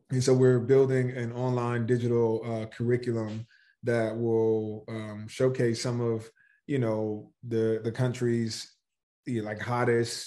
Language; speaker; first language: English; native; English